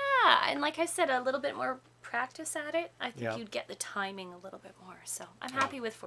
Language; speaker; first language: English; native; English